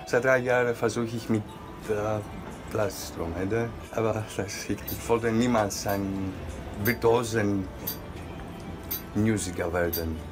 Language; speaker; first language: German; non-native, fluent; Greek